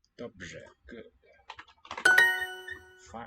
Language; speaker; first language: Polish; non-native, learner; English